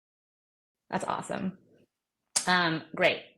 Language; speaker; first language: English; native; English